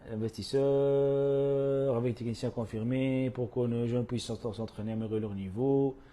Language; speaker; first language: French; non-native, local second language; Arabic